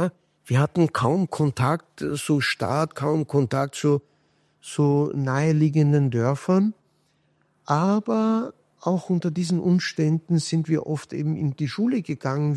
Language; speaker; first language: German; non-native, fluent; Kurdish